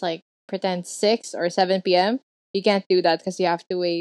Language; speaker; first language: English; non-native, local second language; Filipino